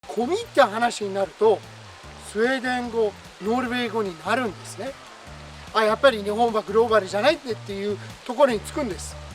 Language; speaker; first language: Japanese; non-native, fluent; Persian